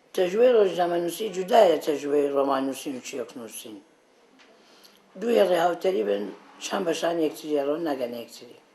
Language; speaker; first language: Central Kurdish; non-native, local second language; Arabic